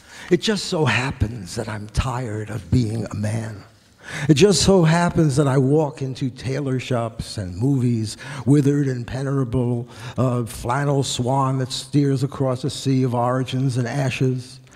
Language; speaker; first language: English; native; English